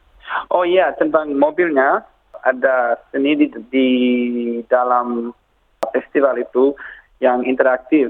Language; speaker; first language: Indonesian; non-native, learner; English